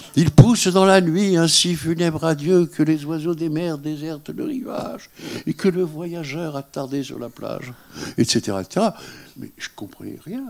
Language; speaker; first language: French; non-native, local second language; Arabic